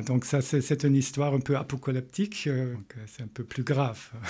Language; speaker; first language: French; non-native, fluent; German